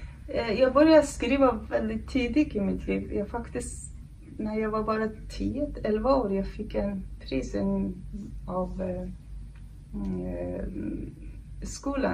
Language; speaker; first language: Swedish; non-native, fluent; Kurdish